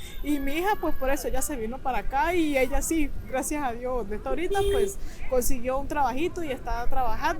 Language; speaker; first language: Spanish; native; Spanish